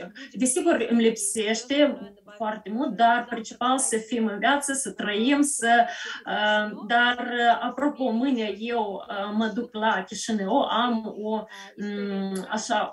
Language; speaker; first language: Romanian; early bilingual, heritage; Romanian